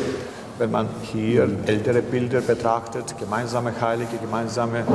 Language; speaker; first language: German; non-native, fluent; Greek